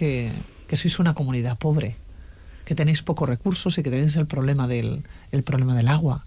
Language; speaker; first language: Spanish; native; Spanish